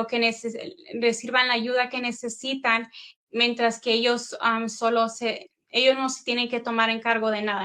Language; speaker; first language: Spanish; early bilingual, heritage; Spanish